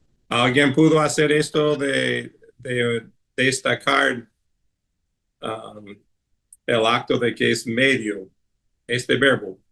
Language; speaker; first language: Spanish; non-native, fluent; English